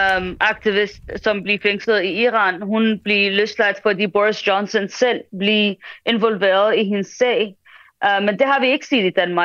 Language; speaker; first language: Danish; early bilingual, other home language; Arabic